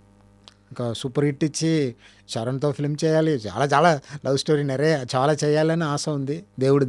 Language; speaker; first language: Telugu; non-native, fluent; Tamil